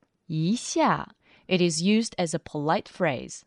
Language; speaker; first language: English; non-native, fluent; Chinese